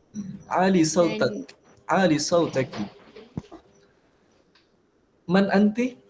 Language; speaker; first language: Arabic; non-native, fluent; Malay